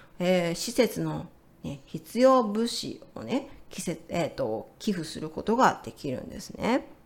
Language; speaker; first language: Japanese; native; Japanese